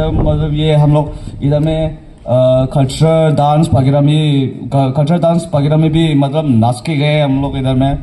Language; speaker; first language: Hindi; non-native, local second language; Garo